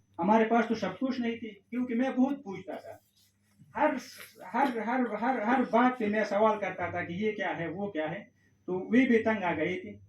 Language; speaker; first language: Hindi; non-native, fluent; Pashto